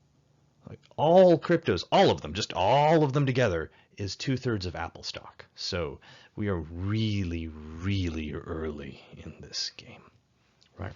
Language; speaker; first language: English; native; English